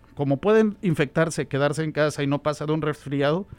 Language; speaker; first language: Spanish; native; Spanish